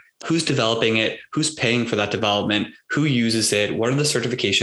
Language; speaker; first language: English; native; English